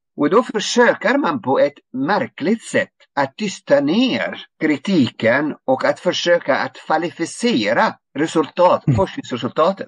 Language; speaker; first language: Swedish; non-native, fluent; Arabic